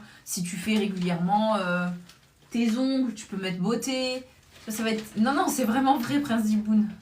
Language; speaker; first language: French; native; French